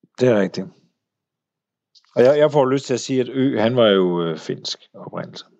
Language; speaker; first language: Danish; native; Danish